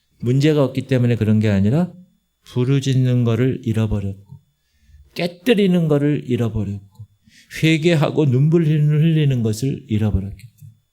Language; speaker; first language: Korean; native; Korean